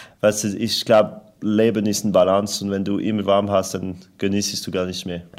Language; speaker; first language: German; non-native, local second language; French